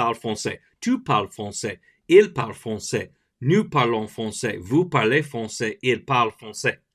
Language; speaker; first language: French; non-native, fluent; English